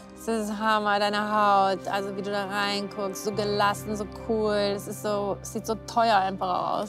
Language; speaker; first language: German; native; German